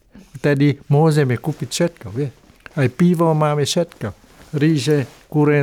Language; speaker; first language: Slovak; non-native, learner; Vietnamese